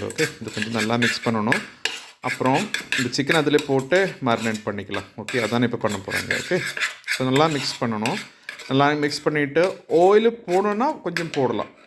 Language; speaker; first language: Tamil; non-native, learner; Malayalam